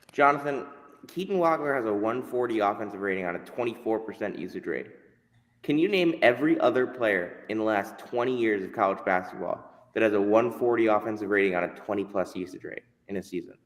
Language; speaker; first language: English; native; English